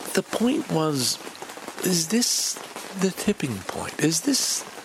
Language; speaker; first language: English; native; English